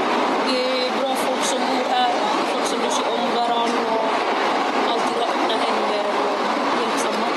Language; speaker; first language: Swedish; early bilingual, other home language; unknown